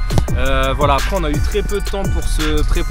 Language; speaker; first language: French; native; French